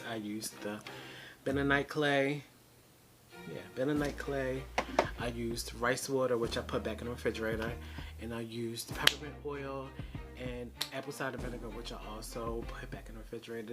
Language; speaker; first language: English; native; English